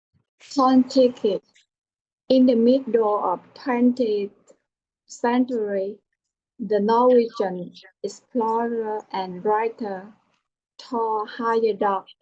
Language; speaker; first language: English; non-native, learner; Vietnamese